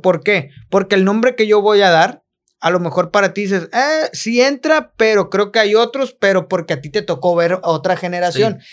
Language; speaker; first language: Spanish; native; Spanish